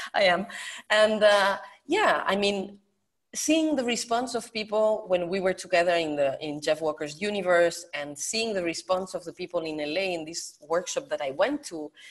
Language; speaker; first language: English; non-native, fluent; Spanish